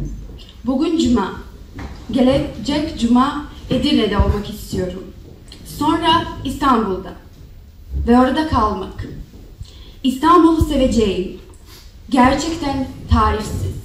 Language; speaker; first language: Turkish; non-native, learner; Bosnian